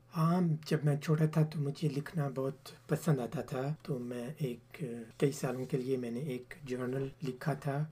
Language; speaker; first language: Urdu; early bilingual, heritage; Urdu